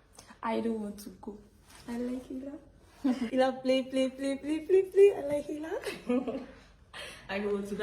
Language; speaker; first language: English; non-native, learner; Arabic